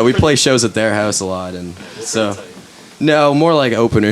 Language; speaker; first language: English; native; English